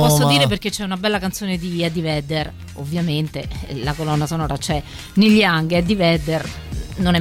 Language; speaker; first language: Italian; native; Italian